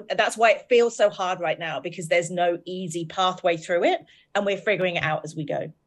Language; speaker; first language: English; native; English